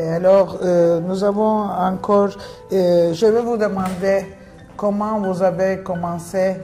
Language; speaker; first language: French; non-native, fluent; Turkish